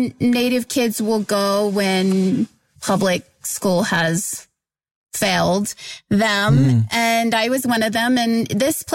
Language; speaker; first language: English; native; English